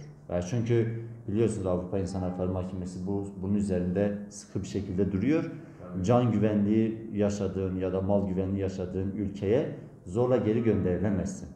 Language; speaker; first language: Turkish; native; Turkish